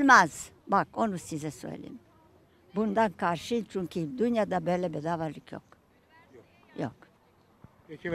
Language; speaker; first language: Turkish; non-native, fluent; Serbian